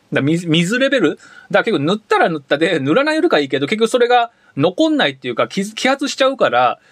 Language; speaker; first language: Japanese; native; Japanese